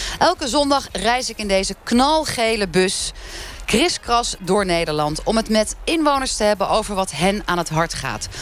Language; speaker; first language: Dutch; native; Dutch